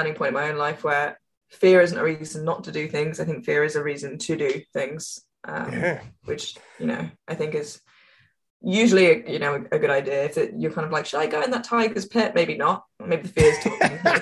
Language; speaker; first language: English; native; English